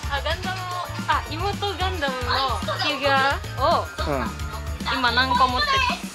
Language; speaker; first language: Japanese; non-native, fluent; Indonesian